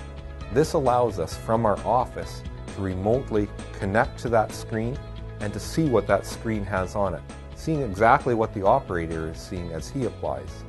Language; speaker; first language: English; native; English